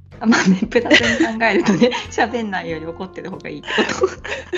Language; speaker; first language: Japanese; native; Japanese